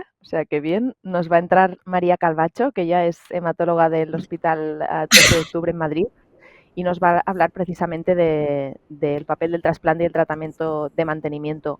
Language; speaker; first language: Spanish; native; Spanish